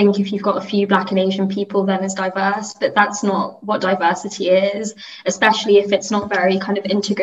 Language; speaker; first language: English; native; English